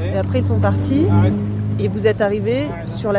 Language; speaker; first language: French; native; French